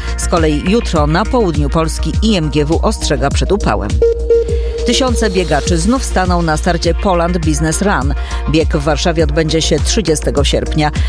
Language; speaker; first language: Polish; native; Polish